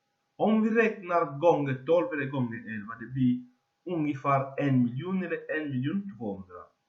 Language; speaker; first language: Swedish; non-native, fluent; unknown